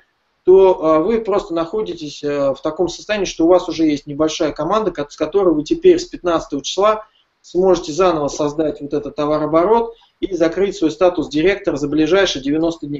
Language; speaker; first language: Russian; native; Russian